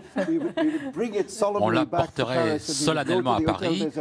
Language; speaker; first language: French; non-native, fluent; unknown